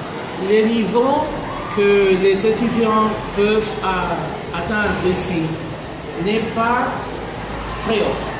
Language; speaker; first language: French; non-native, fluent; Spanish